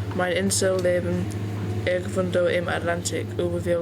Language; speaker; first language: German; non-native, learner; English